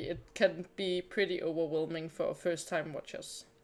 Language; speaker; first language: English; non-native, fluent; Danish